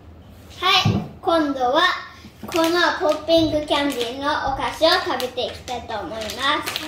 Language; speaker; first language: Japanese; early bilingual, heritage; Japanese